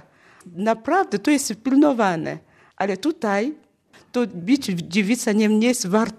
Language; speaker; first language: Polish; non-native, learner; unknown